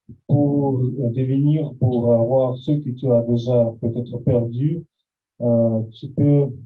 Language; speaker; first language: French; non-native, fluent; Russian